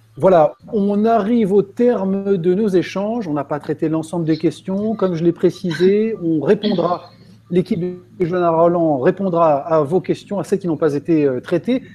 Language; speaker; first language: French; native; French